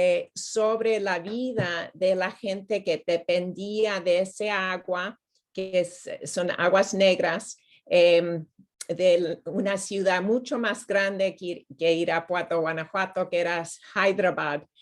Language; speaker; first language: Spanish; non-native, fluent; English